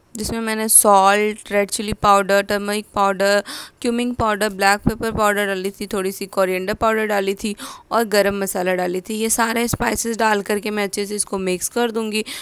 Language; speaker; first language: Hindi; native; Hindi